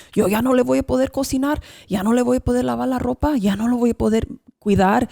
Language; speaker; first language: Spanish; early bilingual, other home language; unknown